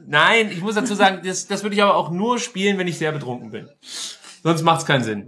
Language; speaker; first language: German; native; German